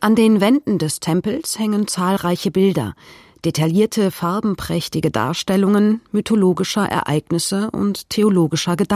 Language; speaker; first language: German; native; German